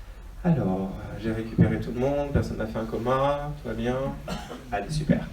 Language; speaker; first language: French; native; French